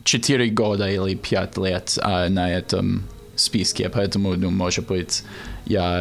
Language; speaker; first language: Russian; non-native, learner; English